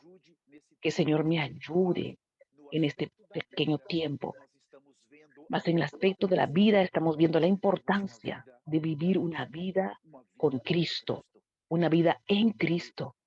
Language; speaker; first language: Spanish; non-native, fluent; Portuguese